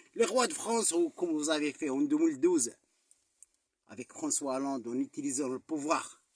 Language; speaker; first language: French; non-native, local second language; Arabic